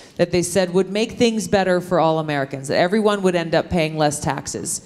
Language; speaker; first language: English; native; English